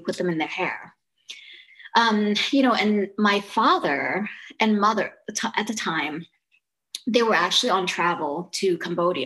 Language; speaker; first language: English; early bilingual, other home language; Lao